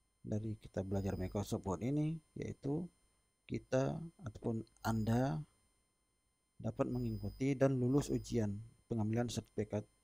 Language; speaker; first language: Indonesian; native; Indonesian